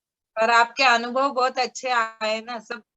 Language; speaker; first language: Hindi; native; Hindi